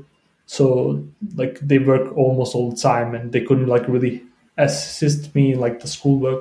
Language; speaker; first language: English; non-native, fluent; Bosnian